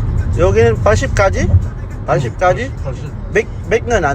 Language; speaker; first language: Korean; non-native, learner; Filipino